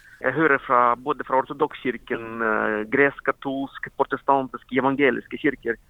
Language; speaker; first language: Norwegian; non-native, fluent; Ukrainian